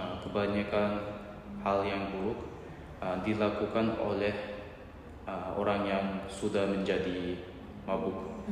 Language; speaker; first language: Indonesian; non-native, learner; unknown